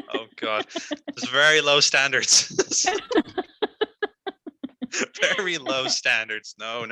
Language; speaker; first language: English; non-native, fluent; Spanish